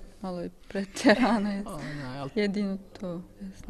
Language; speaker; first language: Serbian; non-native, learner; Turkish